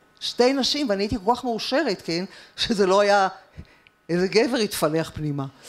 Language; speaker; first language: Hebrew; native; Hebrew